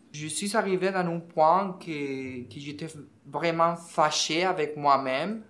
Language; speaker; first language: French; non-native, learner; Spanish